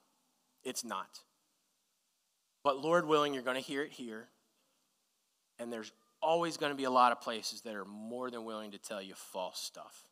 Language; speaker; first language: English; native; English